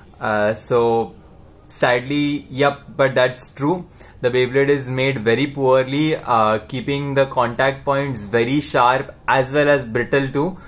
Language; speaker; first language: English; non-native, local second language; Hindi